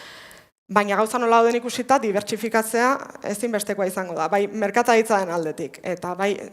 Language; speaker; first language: Basque; native; Basque